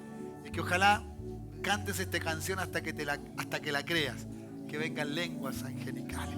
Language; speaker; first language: Spanish; native; Spanish